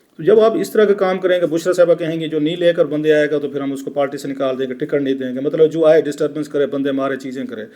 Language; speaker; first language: Urdu; non-native, local second language; Saraiki